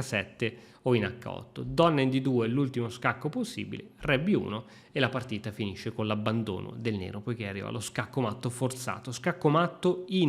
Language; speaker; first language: Italian; native; Italian